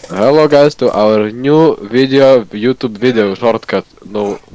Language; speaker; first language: English; non-native, learner; Russian